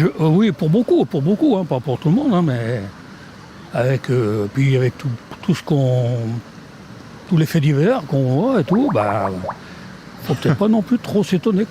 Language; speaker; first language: French; native; French